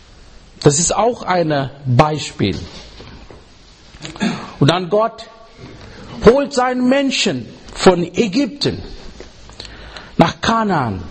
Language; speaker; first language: German; non-native, learner; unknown